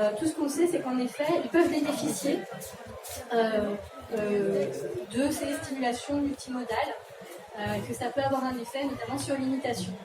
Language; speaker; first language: French; native; French